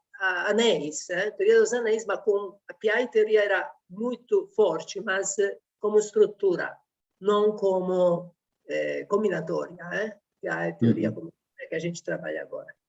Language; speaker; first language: Portuguese; non-native, fluent; Italian